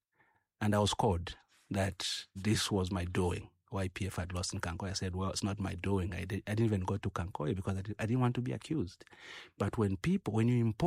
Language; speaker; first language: English; non-native, local second language; Bemba